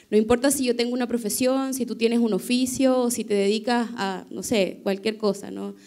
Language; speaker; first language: Spanish; native; Spanish